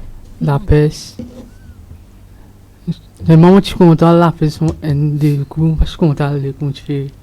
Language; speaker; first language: French; non-native, local second language; Morisyen